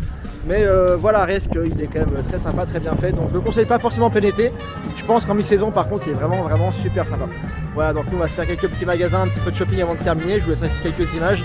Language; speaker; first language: French; native; French